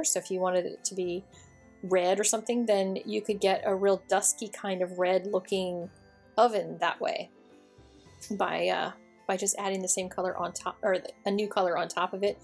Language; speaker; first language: English; native; English